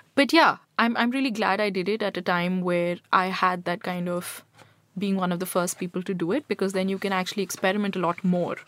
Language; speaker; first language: English; non-native, local second language; Hindi